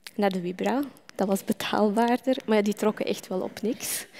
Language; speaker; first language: Dutch; non-native, fluent; Arabic